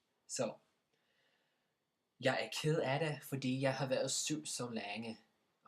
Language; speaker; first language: Danish; non-native, fluent; English